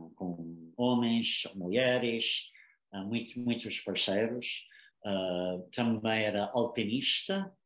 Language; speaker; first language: Portuguese; non-native, fluent; English